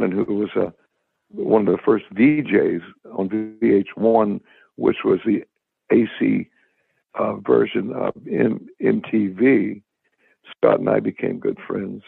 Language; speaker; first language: English; native; English